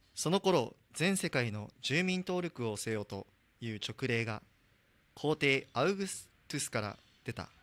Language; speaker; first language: Japanese; native; Japanese